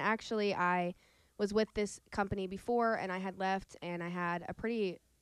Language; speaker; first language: English; native; English